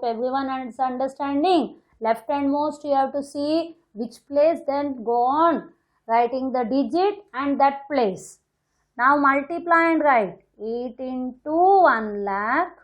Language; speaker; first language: English; non-native, local second language; Hindi